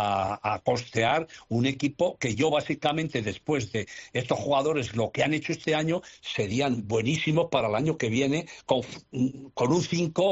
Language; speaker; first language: Spanish; native; Spanish